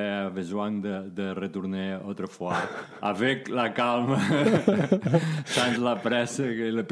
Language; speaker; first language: French; non-native, learner; Spanish